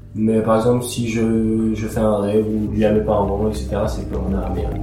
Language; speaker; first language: French; early bilingual, other home language; Aramaic